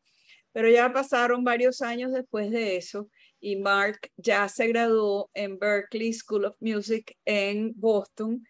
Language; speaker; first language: Spanish; native; Spanish